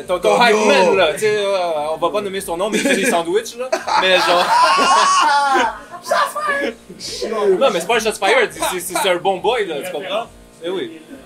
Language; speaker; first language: French; native; French